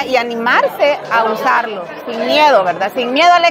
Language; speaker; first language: Spanish; native; Spanish